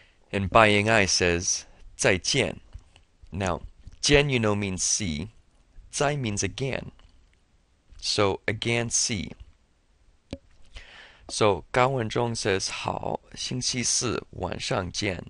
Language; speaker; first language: English; native; English